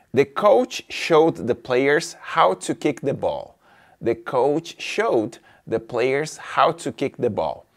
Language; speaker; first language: English; non-native, fluent; Portuguese